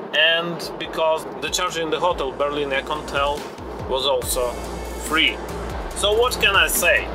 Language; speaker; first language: English; non-native, fluent; Ukrainian